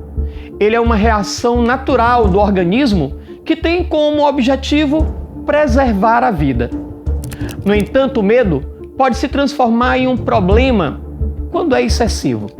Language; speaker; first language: Portuguese; native; Portuguese